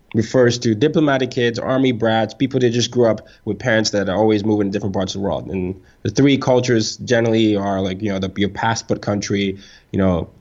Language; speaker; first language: English; non-native, local second language; Yoruba